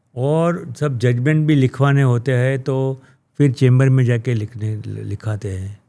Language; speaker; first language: Hindi; non-native, local second language; Gujarati